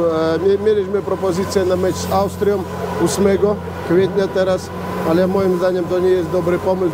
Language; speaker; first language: Polish; non-native, fluent; Russian